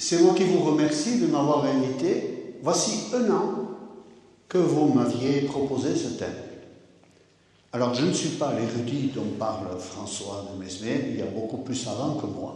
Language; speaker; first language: French; native; French